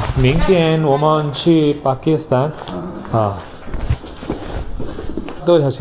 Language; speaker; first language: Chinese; non-native, learner; Korean